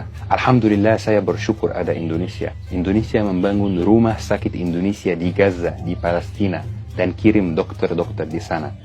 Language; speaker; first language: Indonesian; non-native, fluent; Arabic